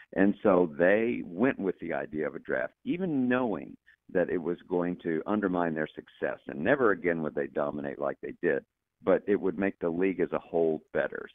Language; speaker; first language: English; native; English